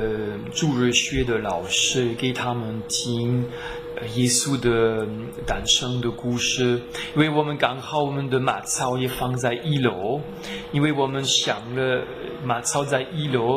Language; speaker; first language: Chinese; non-native, fluent; French